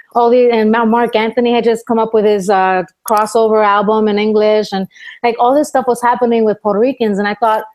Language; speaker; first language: English; early bilingual, other home language; Spanish